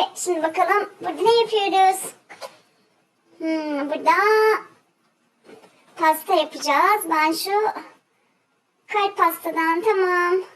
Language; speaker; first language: Turkish; native; Turkish